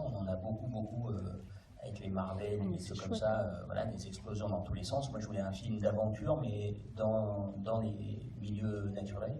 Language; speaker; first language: French; native; French